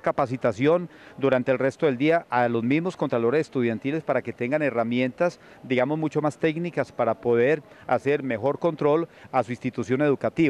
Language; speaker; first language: Spanish; native; Spanish